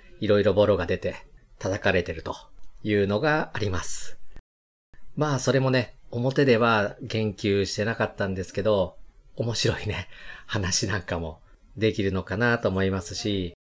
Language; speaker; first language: Japanese; native; Japanese